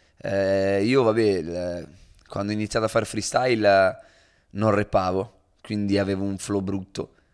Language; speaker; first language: Italian; native; Italian